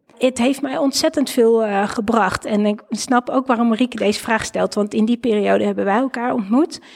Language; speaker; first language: Dutch; native; Dutch